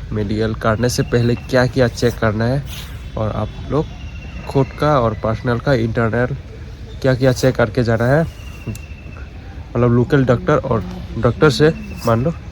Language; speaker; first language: Hindi; non-native, local second language; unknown